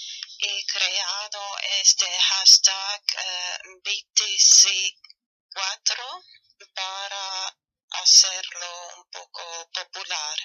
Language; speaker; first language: Spanish; non-native, fluent; German